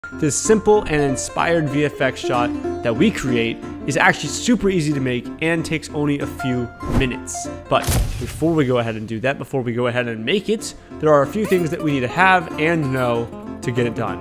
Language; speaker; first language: English; native; English